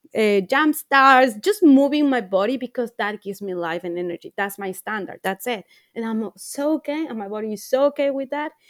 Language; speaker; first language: English; non-native, fluent; Spanish